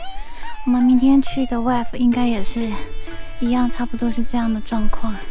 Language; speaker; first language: Chinese; native; Chinese